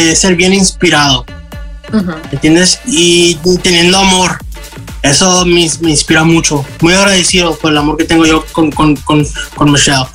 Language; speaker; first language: Spanish; early bilingual, heritage; Spanish